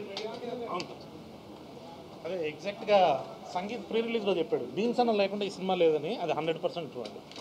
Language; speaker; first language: Telugu; native; Telugu